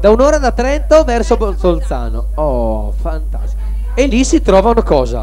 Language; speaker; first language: Italian; native; Italian